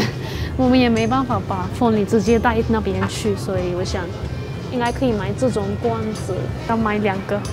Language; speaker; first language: Chinese; non-native, fluent; Turkish